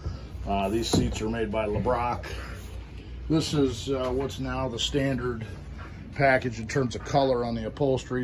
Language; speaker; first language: English; native; English